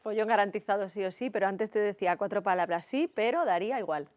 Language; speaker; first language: Spanish; native; Spanish